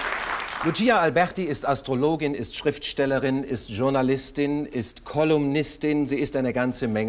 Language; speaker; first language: German; native; German